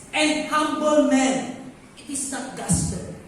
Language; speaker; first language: English; non-native, local second language; Filipino